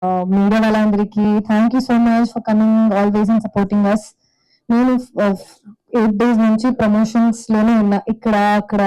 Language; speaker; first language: Telugu; non-native, fluent; Hindi